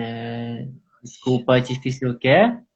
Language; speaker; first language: Portuguese; non-native, learner; Polish